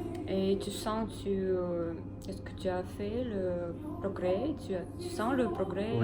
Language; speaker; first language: French; non-native, learner; Russian